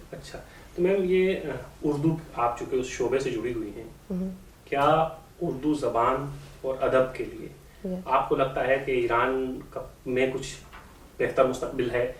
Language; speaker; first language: Urdu; native; Urdu